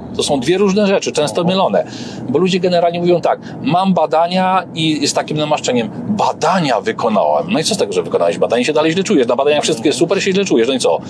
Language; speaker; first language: Polish; native; Polish